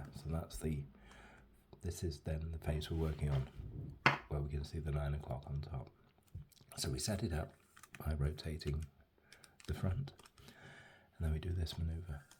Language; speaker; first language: English; native; English